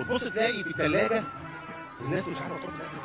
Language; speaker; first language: Arabic; native; Arabic